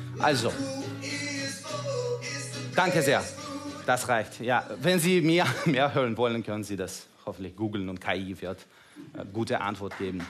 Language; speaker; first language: German; non-native, fluent; Russian